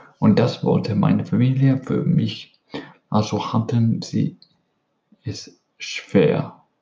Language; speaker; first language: German; non-native, learner; English